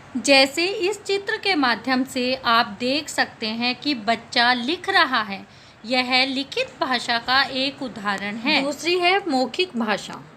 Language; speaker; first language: Hindi; native; Hindi